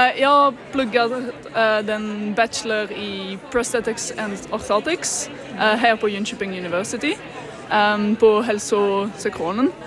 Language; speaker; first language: Swedish; non-native, fluent; Dutch